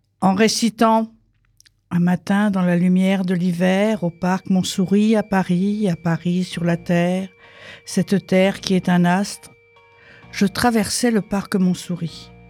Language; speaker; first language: French; non-native, fluent; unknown